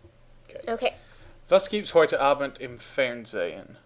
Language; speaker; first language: German; non-native, fluent; English